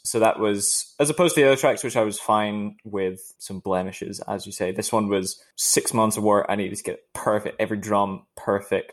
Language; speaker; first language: English; native; English